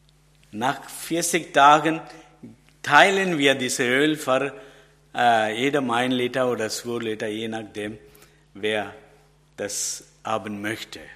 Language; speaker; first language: German; non-native, learner; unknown